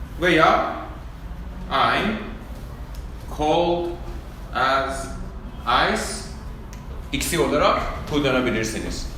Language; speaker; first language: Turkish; non-native, fluent; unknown